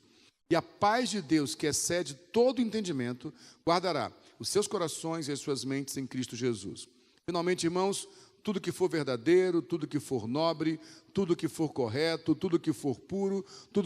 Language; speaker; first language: Portuguese; native; Portuguese